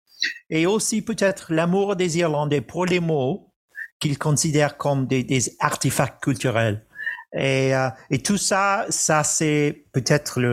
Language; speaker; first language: French; non-native, fluent; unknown